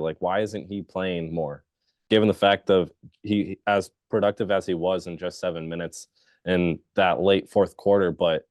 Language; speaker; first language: English; native; English